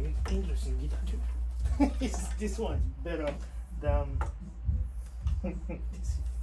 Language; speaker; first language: English; non-native, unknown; Japanese